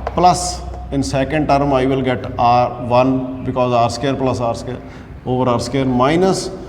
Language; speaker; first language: English; non-native, local second language; Punjabi